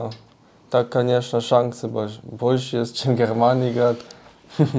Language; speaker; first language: Russian; early bilingual, heritage; German